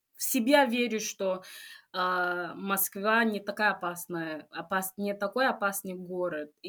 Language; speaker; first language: Russian; non-native, fluent; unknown